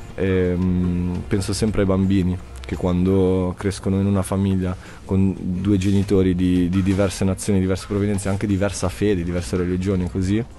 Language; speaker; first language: Italian; native; Italian